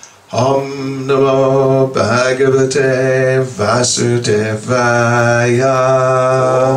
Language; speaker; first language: Russian; non-native, learner; English